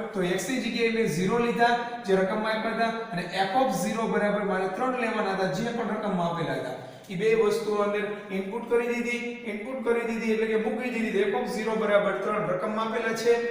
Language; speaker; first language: Gujarati; non-native, local second language; Rathawi